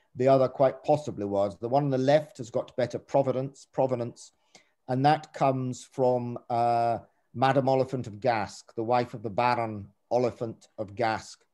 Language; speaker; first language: English; native; English